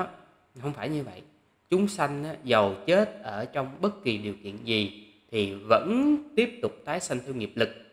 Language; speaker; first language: Vietnamese; native; Vietnamese